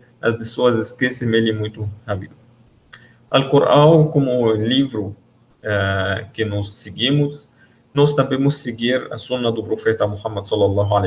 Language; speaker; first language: Portuguese; non-native, learner; Arabic